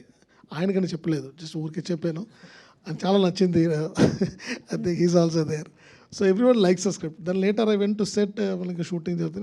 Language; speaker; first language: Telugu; non-native, learner; Tamil